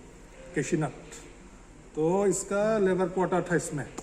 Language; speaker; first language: Hindi; non-native, local second language; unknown